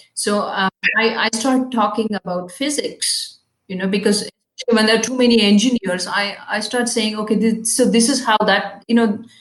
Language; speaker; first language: English; non-native, local second language; Kannada